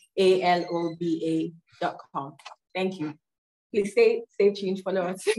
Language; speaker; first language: English; non-native, local second language; Yoruba